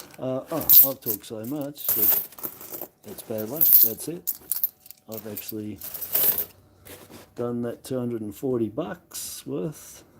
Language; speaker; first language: English; native; English